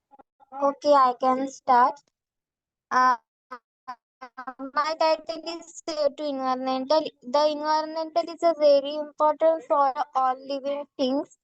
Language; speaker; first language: English; non-native, learner; Hindi